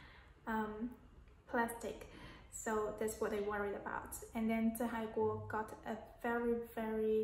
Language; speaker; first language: English; non-native, fluent; Chinese